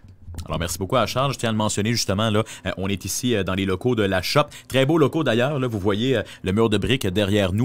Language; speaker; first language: French; native; French